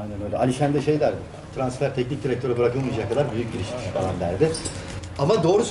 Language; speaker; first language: Turkish; native; Turkish